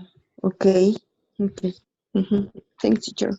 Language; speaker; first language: English; non-native, learner; Spanish